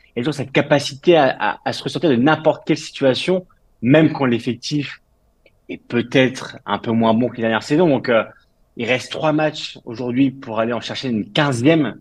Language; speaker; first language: French; native; French